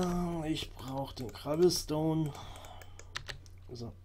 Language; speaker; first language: German; native; German